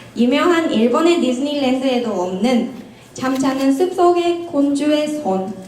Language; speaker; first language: Korean; non-native, fluent; Japanese